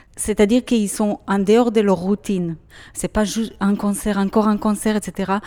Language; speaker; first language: French; non-native, fluent; Hebrew